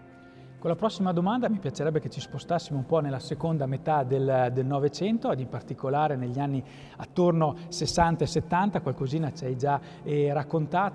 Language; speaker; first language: Italian; native; Italian